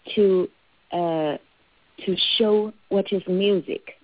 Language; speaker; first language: English; non-native, learner; Chinese